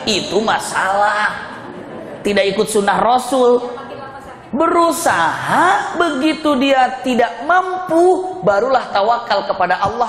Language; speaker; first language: Indonesian; non-native, fluent; Sundanese